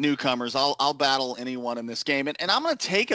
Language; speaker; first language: English; native; English